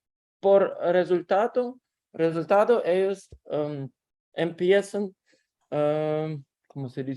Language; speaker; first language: Spanish; non-native, learner; Russian